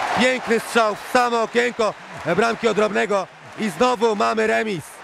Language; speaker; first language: Polish; native; Polish